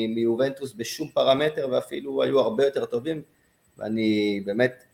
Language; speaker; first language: Hebrew; non-native, fluent; French